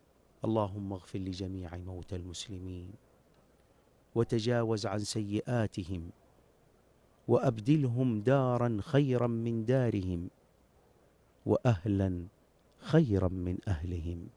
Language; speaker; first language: Arabic; native; Arabic